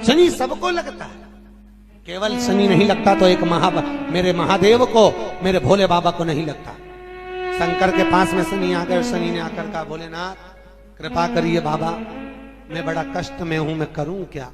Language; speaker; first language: Hindi; native; Hindi